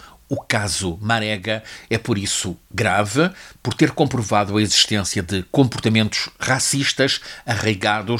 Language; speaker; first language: Portuguese; native; Portuguese